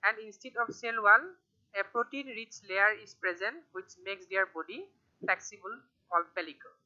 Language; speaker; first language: English; non-native, local second language; Assamese